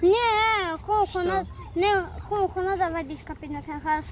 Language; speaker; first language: Russian; early bilingual, other home language; Tajik